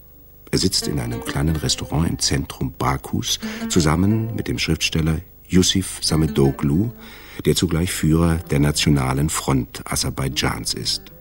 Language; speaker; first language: German; native; German